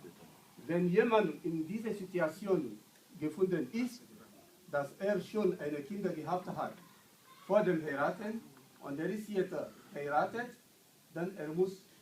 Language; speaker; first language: German; non-native, learner; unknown